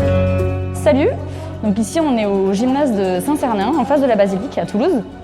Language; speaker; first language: French; native; French